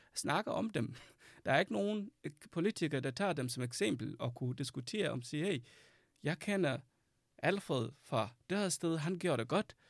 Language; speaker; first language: Danish; non-native, fluent; Arabic